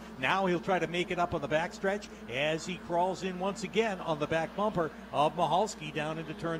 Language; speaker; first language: English; native; English